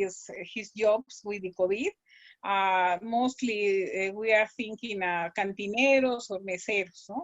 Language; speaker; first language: English; non-native, learner; Spanish